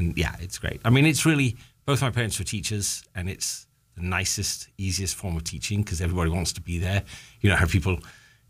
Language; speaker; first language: English; native; English